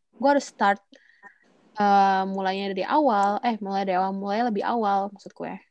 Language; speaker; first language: Indonesian; native; Indonesian